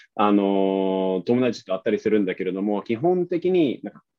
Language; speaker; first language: Japanese; non-native, fluent; Swedish